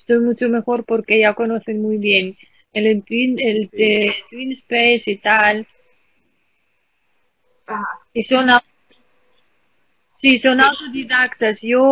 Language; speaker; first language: Spanish; non-native, fluent; Ukrainian